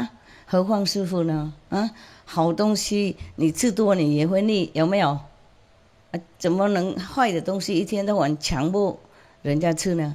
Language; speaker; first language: Chinese; non-native, fluent; Vietnamese